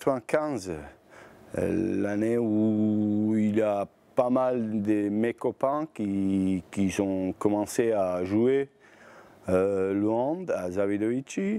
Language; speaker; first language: French; non-native, learner; Bosnian